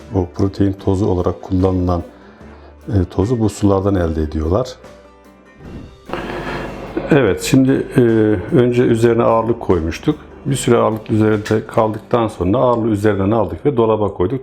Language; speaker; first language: Turkish; native; Turkish